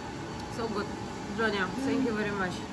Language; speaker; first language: English; non-native, fluent; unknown